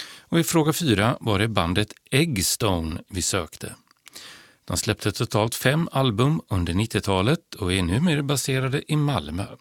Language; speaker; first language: Swedish; native; Swedish